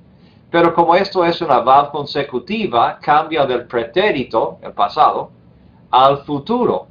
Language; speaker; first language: Spanish; non-native, fluent; English